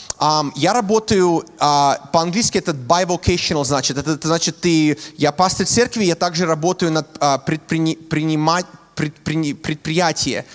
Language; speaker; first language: Russian; early bilingual, heritage; Russian